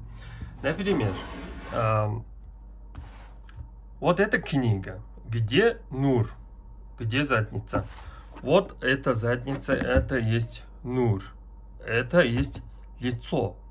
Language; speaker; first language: Russian; non-native, learner; Mongolian